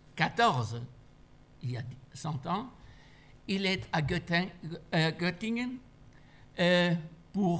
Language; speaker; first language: French; non-native, fluent; German